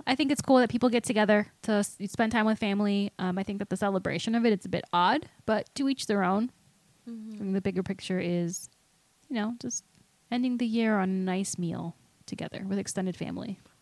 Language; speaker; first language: English; early bilingual, other home language; Spanish